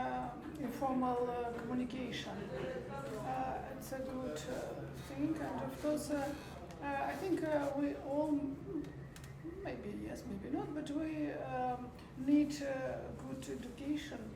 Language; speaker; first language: English; non-native, learner; Armenian